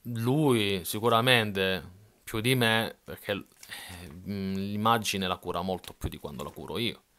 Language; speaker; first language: Italian; native; Italian